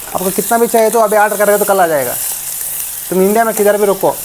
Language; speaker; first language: Hindi; non-native, local second language; Kannada